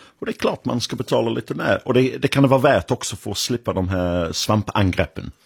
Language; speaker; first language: Swedish; non-native, fluent; English